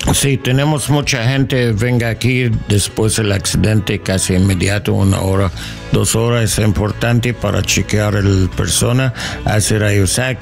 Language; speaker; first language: Spanish; non-native, learner; English